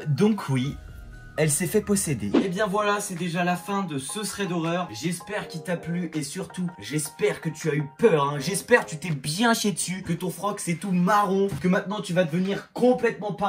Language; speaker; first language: French; native; French